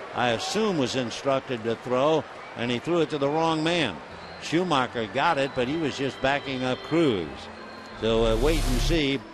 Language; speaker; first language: English; native; English